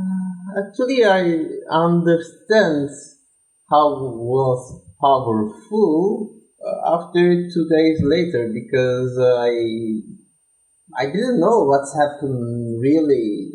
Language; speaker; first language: English; non-native, learner; Turkish